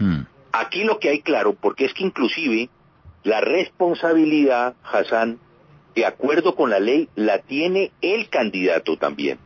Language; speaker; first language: Spanish; native; Spanish